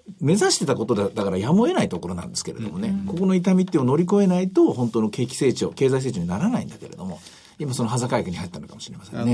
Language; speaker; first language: Japanese; native; Japanese